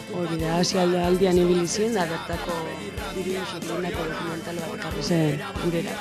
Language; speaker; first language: Basque; native; Basque